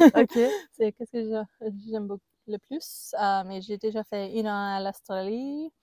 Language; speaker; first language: French; non-native, learner; English